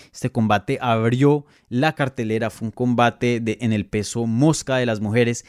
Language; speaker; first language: Spanish; native; Spanish